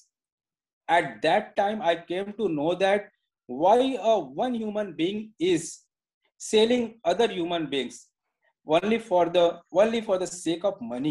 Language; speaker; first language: English; non-native, local second language; Hindi